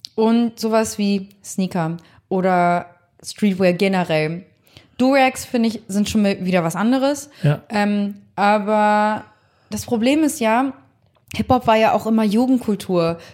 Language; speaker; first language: German; native; German